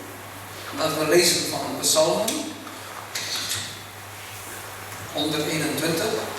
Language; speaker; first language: Dutch; early bilingual, other home language; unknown